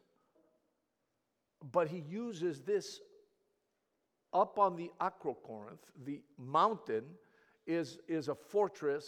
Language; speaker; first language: English; early bilingual, other home language; Greek